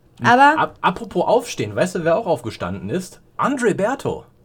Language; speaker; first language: German; native; German